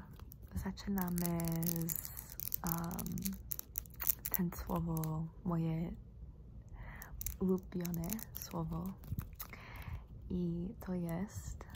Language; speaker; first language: Polish; non-native, learner; English